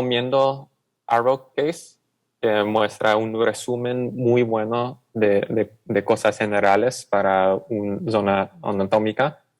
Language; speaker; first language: Spanish; non-native, fluent; English